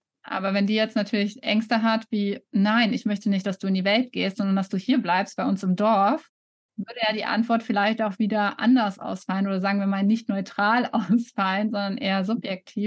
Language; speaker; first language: German; native; German